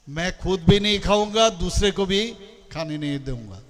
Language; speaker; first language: Hindi; non-native, local second language; Bangla